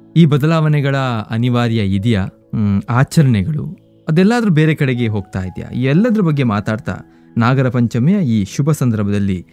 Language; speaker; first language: Kannada; native; Kannada